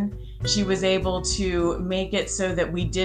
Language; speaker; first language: English; native; English